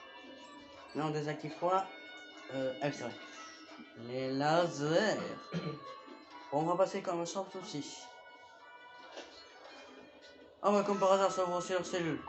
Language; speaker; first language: French; native; French